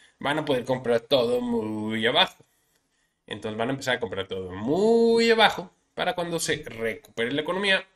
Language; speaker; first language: Spanish; native; Spanish